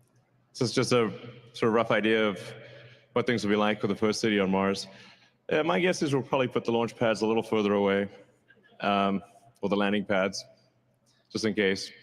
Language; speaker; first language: English; native; English